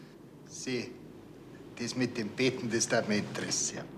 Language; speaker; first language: German; native; German